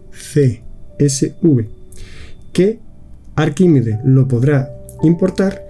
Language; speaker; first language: Spanish; native; Spanish